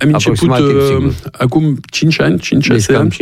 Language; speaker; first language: Romanian; non-native, learner; French